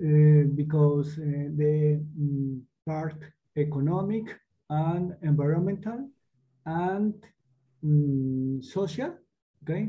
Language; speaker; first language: English; non-native, learner; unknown